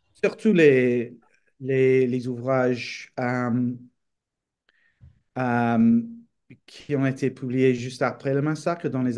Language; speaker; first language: French; non-native, fluent; English